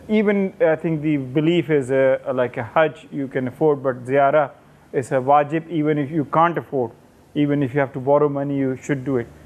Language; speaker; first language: English; non-native, local second language; Urdu